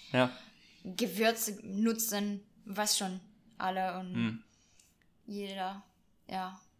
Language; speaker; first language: German; non-native, fluent; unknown